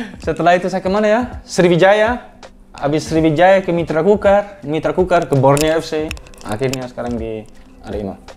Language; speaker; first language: Indonesian; early bilingual, heritage; Dutch